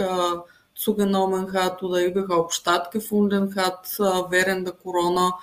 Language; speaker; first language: German; non-native, fluent; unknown